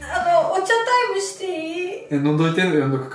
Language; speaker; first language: Japanese; early bilingual, other home language; Russian